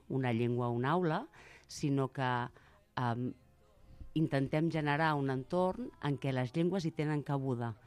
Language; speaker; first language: Catalan; native; Catalan